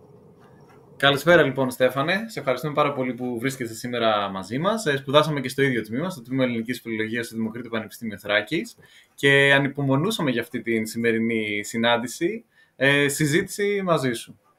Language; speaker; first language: Greek; native; Greek